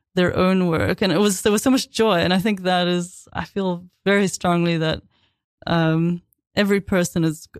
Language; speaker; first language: English; native; English